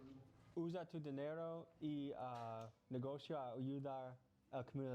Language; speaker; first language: Spanish; non-native, learner; English